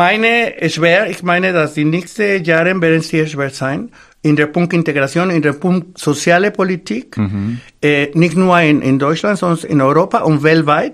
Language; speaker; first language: German; non-native, fluent; Spanish